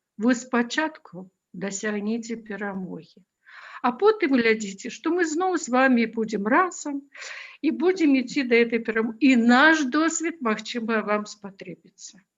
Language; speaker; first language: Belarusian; non-native, local second language; Russian